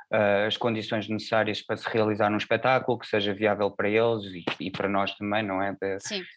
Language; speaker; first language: Portuguese; native; Portuguese